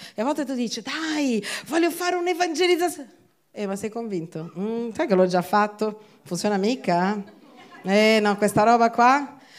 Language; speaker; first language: Italian; non-native, fluent; Portuguese